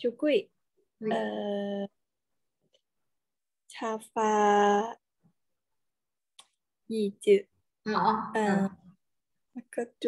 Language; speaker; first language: Chinese; non-native, learner; Thai